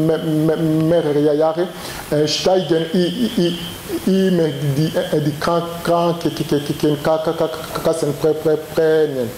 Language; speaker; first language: German; non-native, learner; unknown